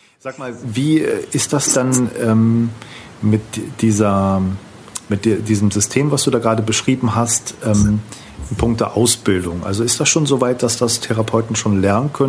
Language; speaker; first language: German; native; German